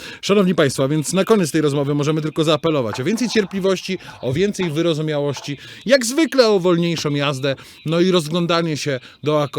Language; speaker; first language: Polish; native; Polish